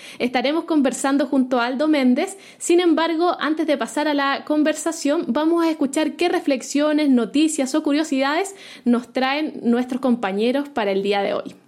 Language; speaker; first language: Spanish; native; Spanish